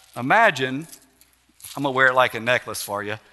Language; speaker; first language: English; native; English